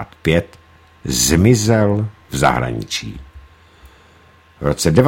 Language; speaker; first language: Czech; native; Czech